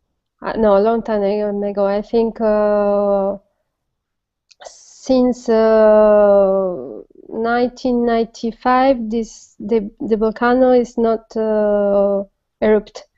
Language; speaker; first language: English; non-native, learner; Spanish